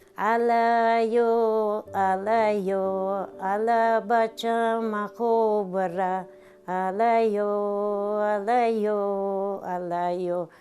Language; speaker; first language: Tajik; non-native, fluent; Russian